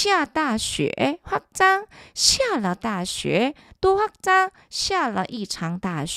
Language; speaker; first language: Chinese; non-native, fluent; Korean